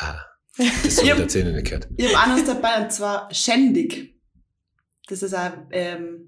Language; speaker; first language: German; native; German